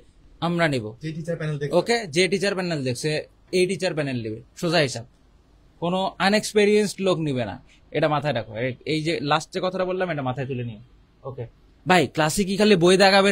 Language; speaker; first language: Bangla; native; Bangla